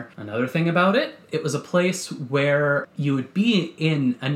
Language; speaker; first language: English; native; English